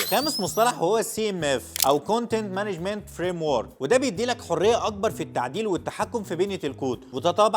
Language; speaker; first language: Arabic; native; Arabic